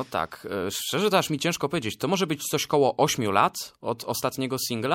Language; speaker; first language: Polish; native; Polish